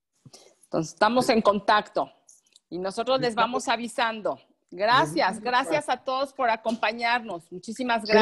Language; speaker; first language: Spanish; native; Spanish